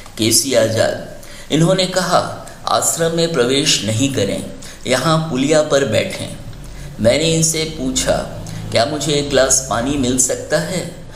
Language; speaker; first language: Hindi; native; Hindi